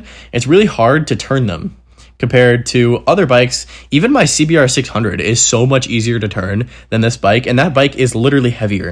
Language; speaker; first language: English; native; English